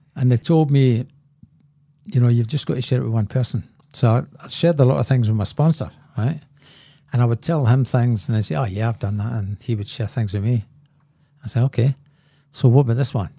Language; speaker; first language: English; native; English